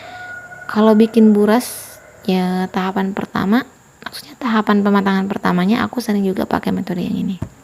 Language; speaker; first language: Indonesian; native; Indonesian